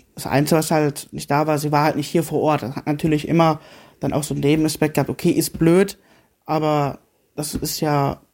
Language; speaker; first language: German; native; German